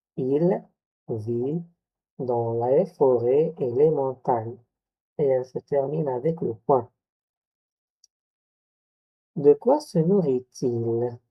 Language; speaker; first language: French; non-native, local second language; Arabic